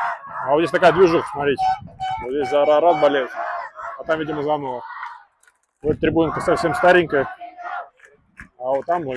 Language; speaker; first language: Russian; native; Russian